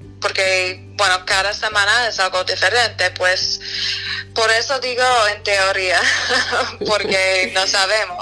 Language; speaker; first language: Spanish; non-native, fluent; English